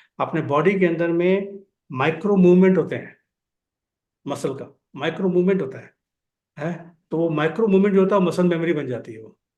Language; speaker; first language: Hindi; native; Hindi